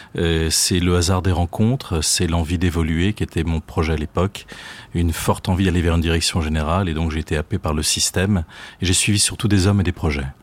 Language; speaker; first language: French; native; French